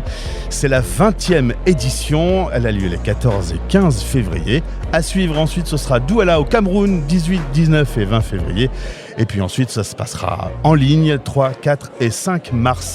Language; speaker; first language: French; native; French